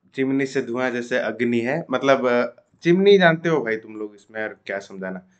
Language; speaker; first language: Hindi; non-native, local second language; Odia